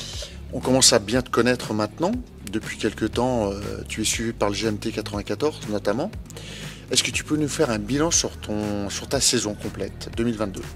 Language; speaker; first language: French; native; French